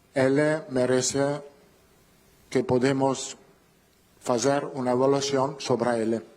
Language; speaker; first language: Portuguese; non-native, learner; Italian